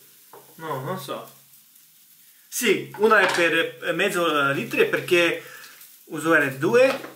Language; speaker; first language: Italian; non-native, learner; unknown